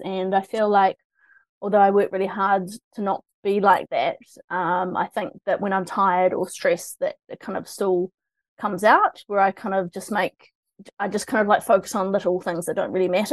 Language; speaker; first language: English; native; English